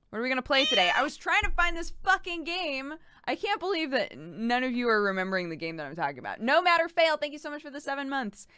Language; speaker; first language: English; native; English